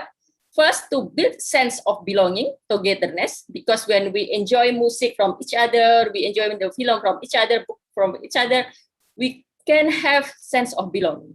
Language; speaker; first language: English; non-native, fluent; Indonesian